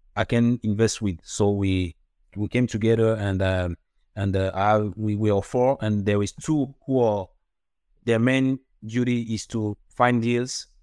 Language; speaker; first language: English; non-native, local second language; French